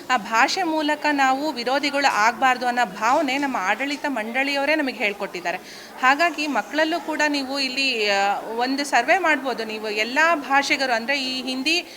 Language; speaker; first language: Kannada; native; Kannada